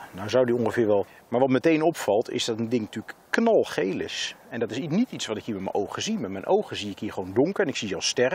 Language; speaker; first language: Dutch; native; Dutch